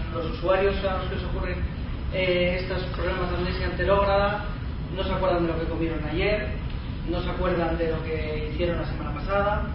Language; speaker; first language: Spanish; native; Spanish